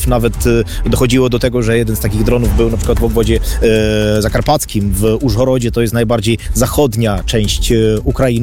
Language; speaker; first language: Polish; non-native, fluent; Ukrainian